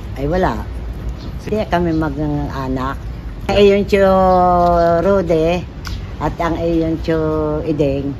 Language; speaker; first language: Filipino; native; Filipino